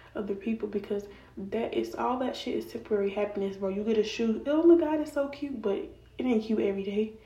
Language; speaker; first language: English; native; English